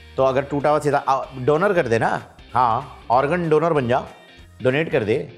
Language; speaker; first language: Urdu; native; Urdu